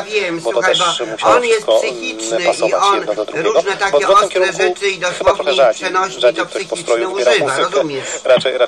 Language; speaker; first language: Polish; native; Polish